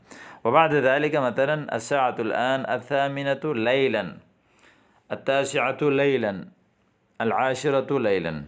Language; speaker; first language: Arabic; non-native, fluent; Urdu